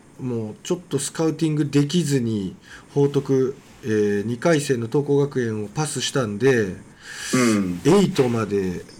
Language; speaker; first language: Japanese; native; Japanese